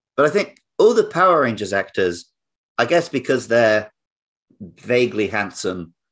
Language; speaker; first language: English; native; English